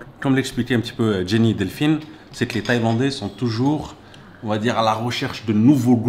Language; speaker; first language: French; native; French